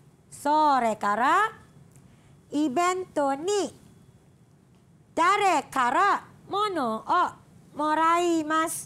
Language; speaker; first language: Japanese; non-native, fluent; Malay